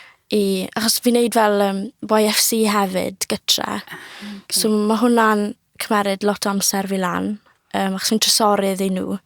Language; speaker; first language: Welsh; native; Welsh